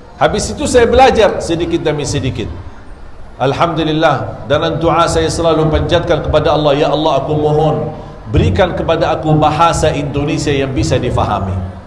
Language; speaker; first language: Malay; non-native, fluent; Arabic